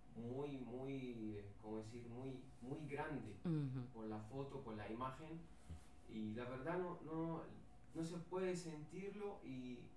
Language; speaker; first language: Spanish; non-native, learner; Arabic